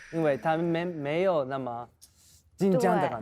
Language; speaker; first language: Chinese; non-native, learner; Japanese